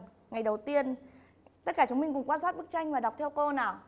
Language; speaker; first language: Vietnamese; native; Vietnamese